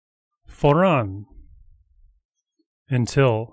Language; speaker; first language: Swedish; non-native, learner; English